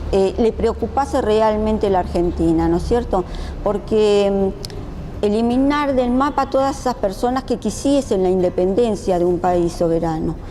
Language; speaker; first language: Spanish; early bilingual, other home language; Japanese